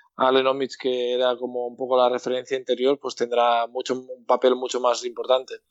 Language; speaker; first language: Spanish; native; Spanish